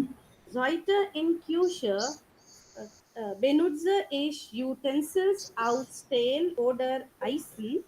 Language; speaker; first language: German; non-native, learner; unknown